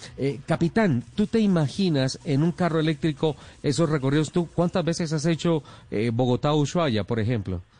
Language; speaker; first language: Spanish; native; Spanish